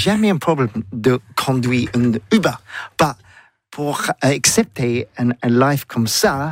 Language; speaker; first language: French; non-native, learner; English